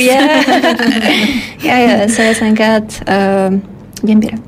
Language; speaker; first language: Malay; non-native, learner; Uzbek